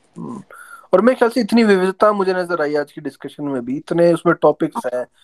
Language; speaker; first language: Hindi; native; Hindi